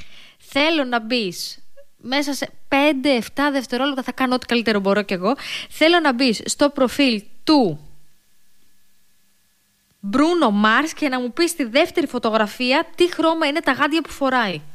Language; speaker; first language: Greek; native; Greek